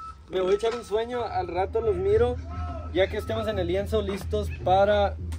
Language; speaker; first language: Spanish; early bilingual, heritage; Spanish